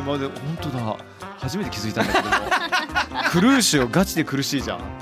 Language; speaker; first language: Japanese; early bilingual, heritage; Japanese